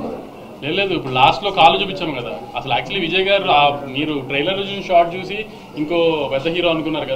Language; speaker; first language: Telugu; native; Telugu